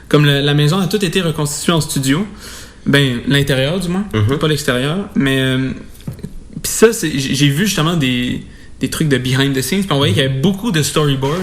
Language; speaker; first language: French; native; French